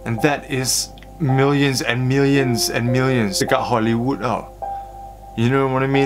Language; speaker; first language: English; non-native, local second language; Malay